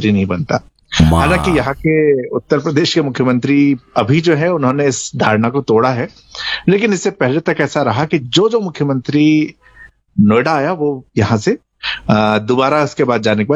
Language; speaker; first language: Hindi; native; Hindi